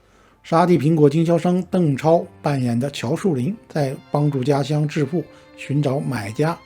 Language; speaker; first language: Chinese; native; Chinese